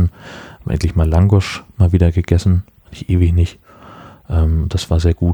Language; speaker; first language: German; native; German